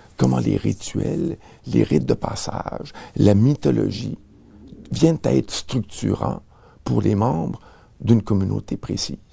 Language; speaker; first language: French; native; French